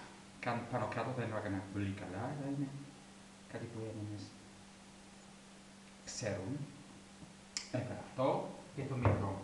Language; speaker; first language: Greek; non-native, learner; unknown